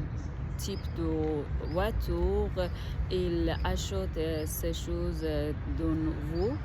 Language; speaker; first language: French; non-native, learner; Persian